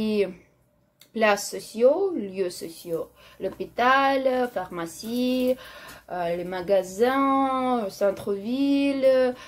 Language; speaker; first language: French; non-native, learner; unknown